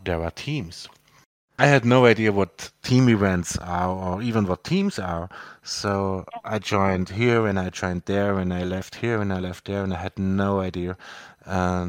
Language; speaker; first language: English; non-native, fluent; German